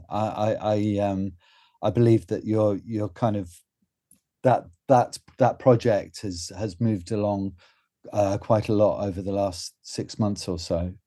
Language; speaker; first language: English; native; English